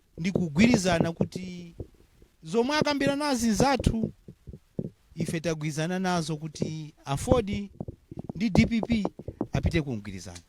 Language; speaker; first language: Nyanja; non-native, local second language; Tumbuka